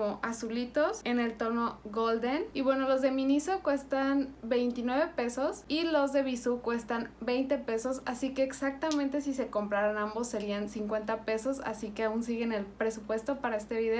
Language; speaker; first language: Spanish; native; Spanish